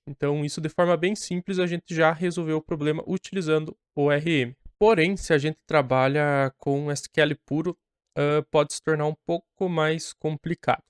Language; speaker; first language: Portuguese; native; Portuguese